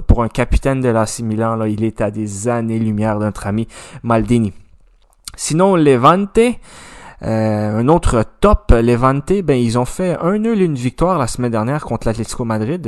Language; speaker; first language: French; native; French